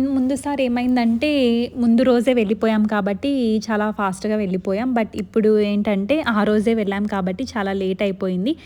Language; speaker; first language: Telugu; non-native, local second language; Lambadi